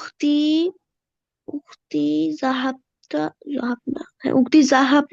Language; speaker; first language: Arabic; non-native, learner; Bangla